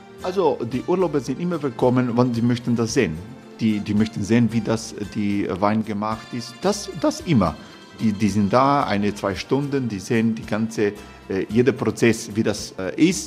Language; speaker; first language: German; non-native, learner; Croatian